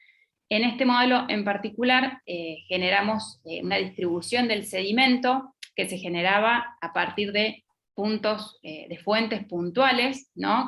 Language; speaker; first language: Spanish; native; Spanish